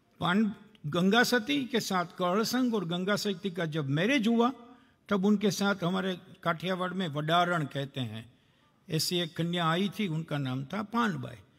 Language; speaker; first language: Hindi; non-native, local second language; Gujarati